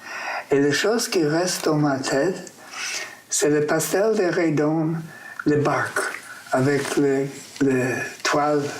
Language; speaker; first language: French; non-native, fluent; English